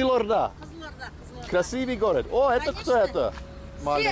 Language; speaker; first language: Russian; non-native, learner; English